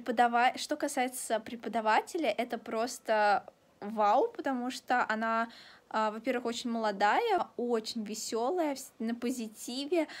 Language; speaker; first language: Russian; native; Russian